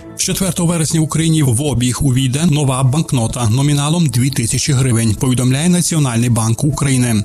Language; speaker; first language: Ukrainian; non-native, local second language; Hungarian